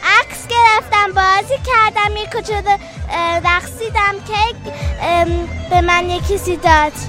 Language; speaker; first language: Persian; non-native, learner; German